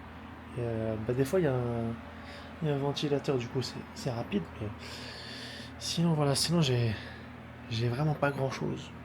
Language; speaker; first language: French; native; French